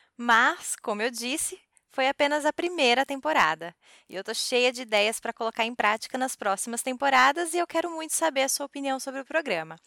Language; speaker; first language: Portuguese; native; Portuguese